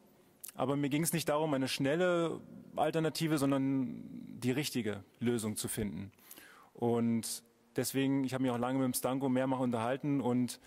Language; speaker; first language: German; native; German